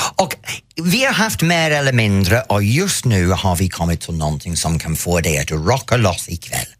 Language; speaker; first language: Swedish; non-native, fluent; English